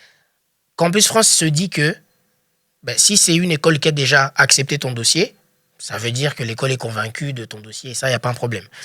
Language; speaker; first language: French; native; French